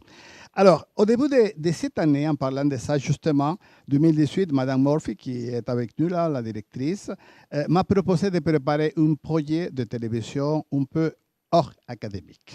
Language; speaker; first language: French; native; French